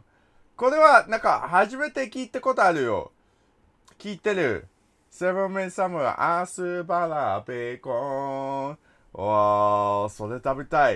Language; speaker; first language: Japanese; non-native, learner; English